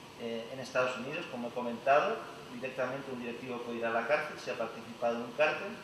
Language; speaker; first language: Spanish; native; Spanish